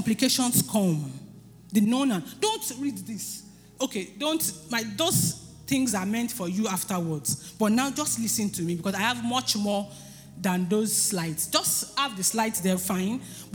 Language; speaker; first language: English; non-native, local second language; Yoruba